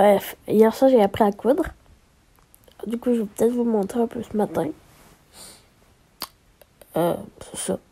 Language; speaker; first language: French; native; French